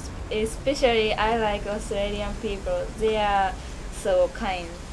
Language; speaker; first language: English; non-native, learner; Japanese